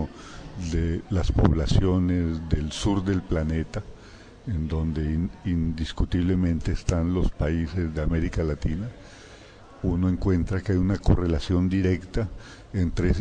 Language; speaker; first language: Spanish; native; Spanish